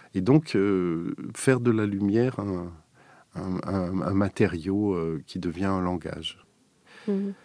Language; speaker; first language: French; native; French